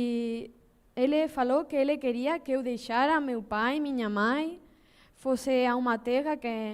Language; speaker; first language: Portuguese; non-native, learner; Spanish